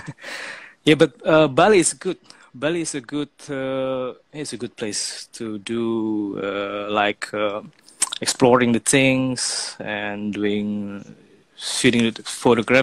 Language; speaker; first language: English; non-native, fluent; Indonesian